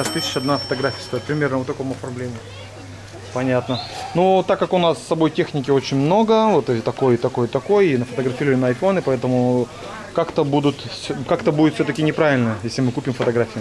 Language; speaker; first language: Russian; native; Russian